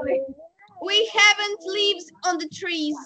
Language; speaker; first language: English; non-native, learner; Russian